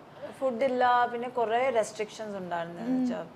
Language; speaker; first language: Malayalam; non-native, local second language; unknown